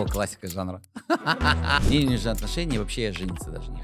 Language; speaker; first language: Russian; native; Russian